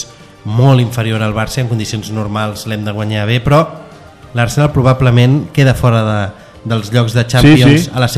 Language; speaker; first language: Catalan; native; Catalan